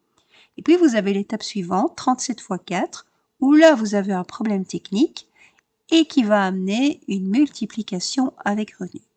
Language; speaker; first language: French; native; French